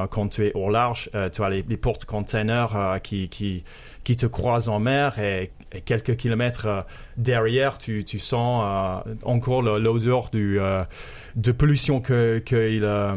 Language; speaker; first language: French; non-native, fluent; English